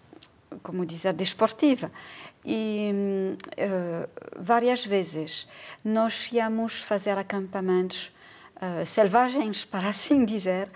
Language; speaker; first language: Portuguese; non-native, fluent; French